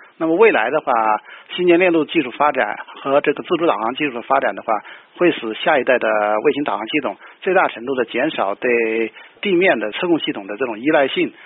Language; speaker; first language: Chinese; native; Chinese